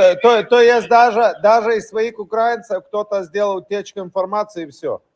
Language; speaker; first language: Russian; non-native, fluent; Lithuanian